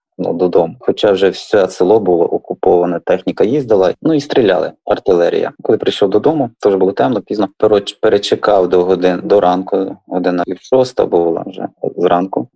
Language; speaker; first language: Ukrainian; native; Ukrainian